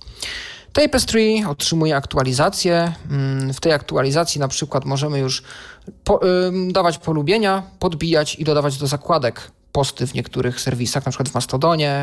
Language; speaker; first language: Polish; native; Polish